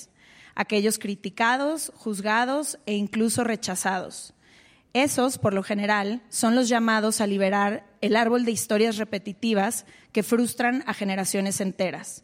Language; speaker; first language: Spanish; native; Spanish